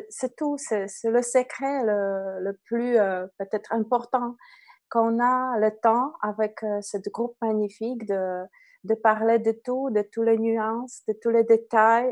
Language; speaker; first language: French; non-native, fluent; Polish